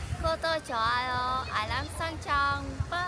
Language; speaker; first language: Korean; non-native, learner; Vietnamese